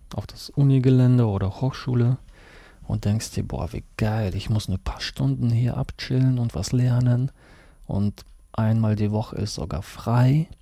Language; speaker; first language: German; early bilingual, other home language; Russian